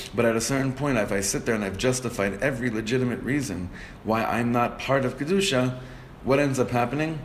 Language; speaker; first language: English; native; English